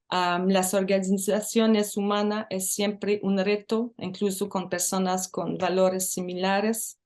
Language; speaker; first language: Spanish; non-native, learner; French